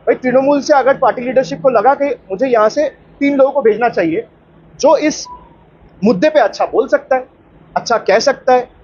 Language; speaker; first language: Hindi; non-native, local second language; Bangla